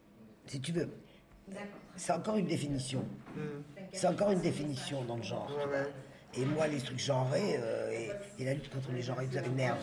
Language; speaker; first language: French; native; French